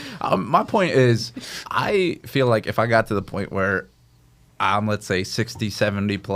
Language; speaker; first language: English; native; English